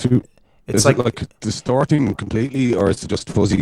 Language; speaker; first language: English; native; English